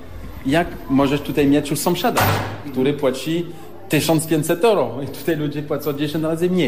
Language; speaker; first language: Polish; non-native, learner; French